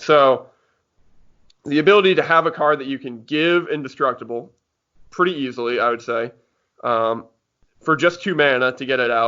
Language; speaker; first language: English; native; English